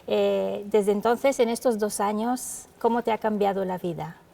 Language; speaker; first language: Spanish; native; Spanish